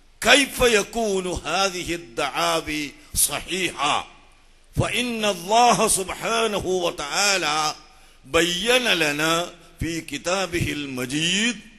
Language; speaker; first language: Arabic; non-native, fluent; Malayalam